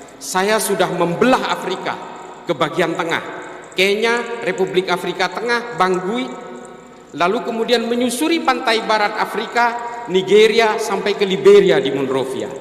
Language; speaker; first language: Indonesian; non-native, local second language; Madurese